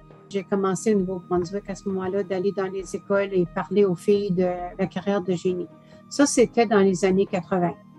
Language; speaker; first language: French; native; French